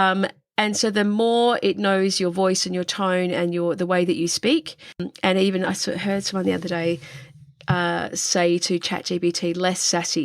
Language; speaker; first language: English; native; English